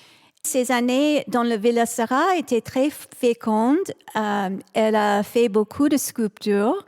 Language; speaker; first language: French; non-native, fluent; English